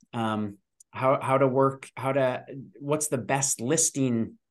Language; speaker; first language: English; native; English